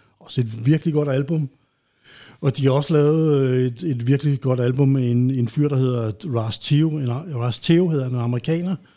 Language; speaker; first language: Danish; native; Danish